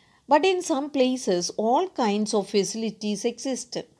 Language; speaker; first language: English; non-native, local second language; Malayalam